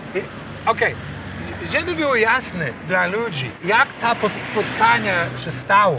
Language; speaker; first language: Polish; non-native, fluent; English